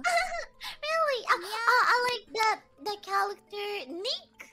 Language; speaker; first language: English; non-native, learner; Japanese